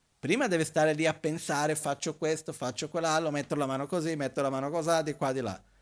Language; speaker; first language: Italian; non-native, fluent; Portuguese